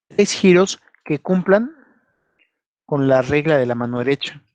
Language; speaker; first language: Spanish; native; Spanish